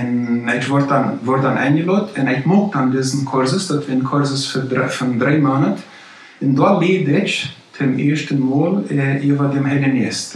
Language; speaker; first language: German; non-native, learner; Plautdietsch